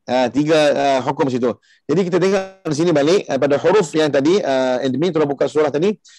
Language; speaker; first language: Malay; early bilingual, heritage; Malay